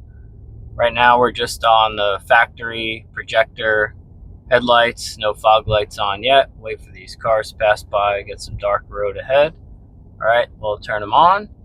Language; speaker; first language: English; native; English